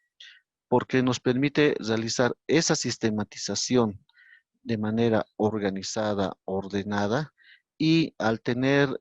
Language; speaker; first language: Spanish; native; Spanish